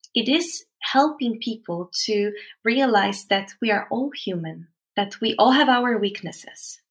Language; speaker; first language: English; non-native, fluent; Polish